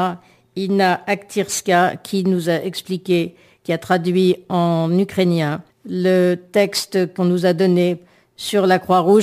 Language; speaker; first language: French; native; French